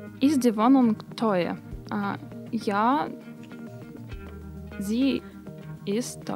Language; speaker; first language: German; non-native, learner; Russian